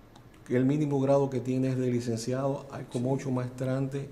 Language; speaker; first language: Spanish; native; Spanish